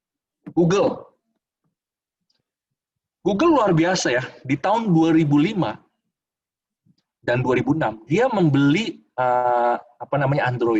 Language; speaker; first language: Indonesian; native; Indonesian